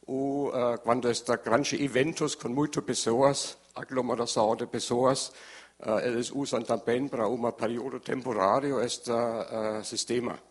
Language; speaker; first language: Portuguese; non-native, learner; German